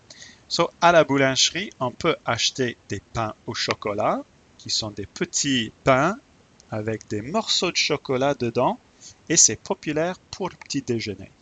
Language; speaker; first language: French; non-native, fluent; English